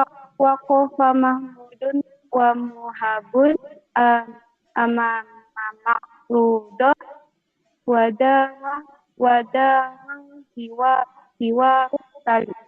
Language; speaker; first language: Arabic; non-native, learner; Indonesian